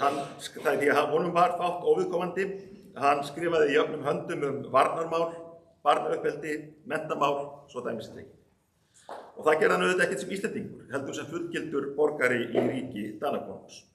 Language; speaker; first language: Icelandic; native; Icelandic